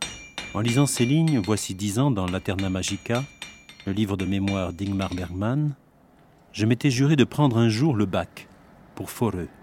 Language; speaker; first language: French; native; French